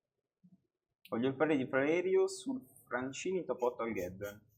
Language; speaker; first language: Italian; native; Italian